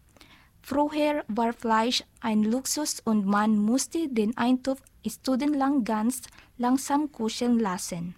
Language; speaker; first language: German; non-native, learner; Filipino